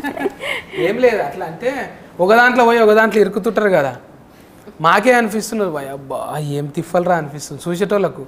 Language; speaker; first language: Telugu; native; Telugu